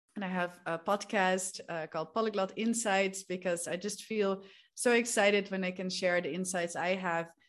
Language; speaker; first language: English; non-native, fluent; Dutch